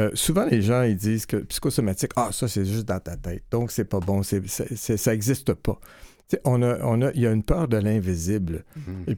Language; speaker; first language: French; native; French